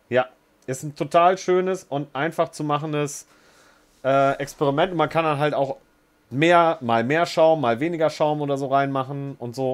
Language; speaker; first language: German; native; German